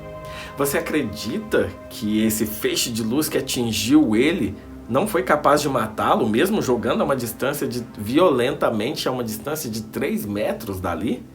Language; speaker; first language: Portuguese; native; Portuguese